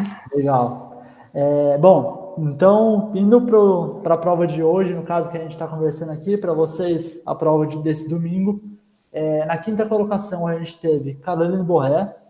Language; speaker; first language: Portuguese; native; Portuguese